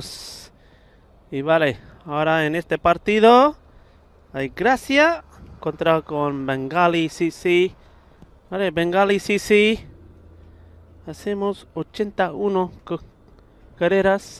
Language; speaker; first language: Spanish; non-native, learner; Punjabi